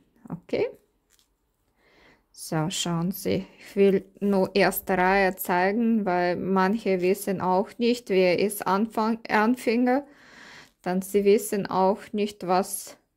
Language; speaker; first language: German; non-native, learner; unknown